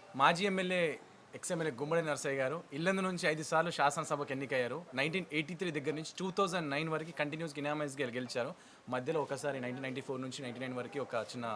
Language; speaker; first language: Telugu; native; Telugu